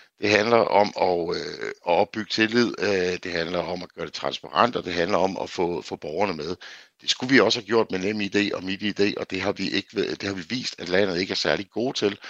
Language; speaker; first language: Danish; native; Danish